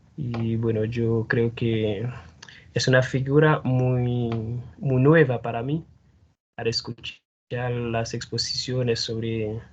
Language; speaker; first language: Spanish; non-native, fluent; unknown